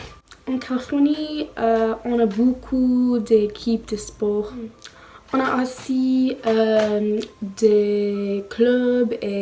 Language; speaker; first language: French; non-native, learner; English